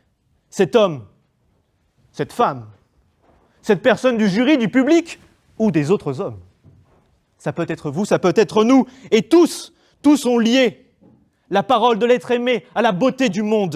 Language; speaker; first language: French; native; French